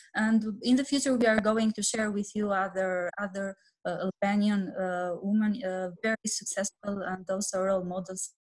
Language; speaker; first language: English; non-native, fluent; Albanian